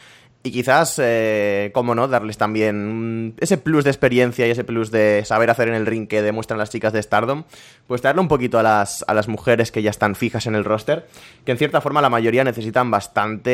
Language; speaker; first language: Spanish; native; Spanish